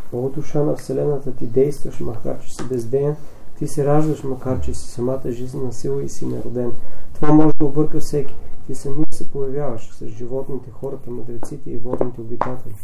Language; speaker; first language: Bulgarian; native; Bulgarian